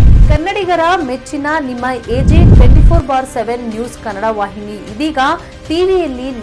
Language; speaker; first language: Kannada; native; Kannada